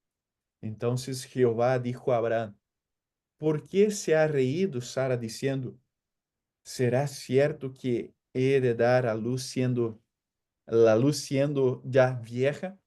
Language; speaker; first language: Spanish; non-native, fluent; Portuguese